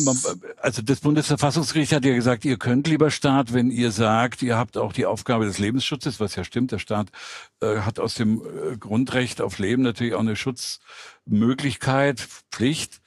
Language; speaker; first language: German; native; German